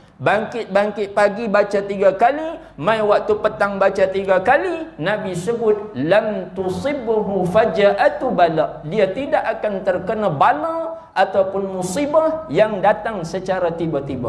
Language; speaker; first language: Malay; native; Malay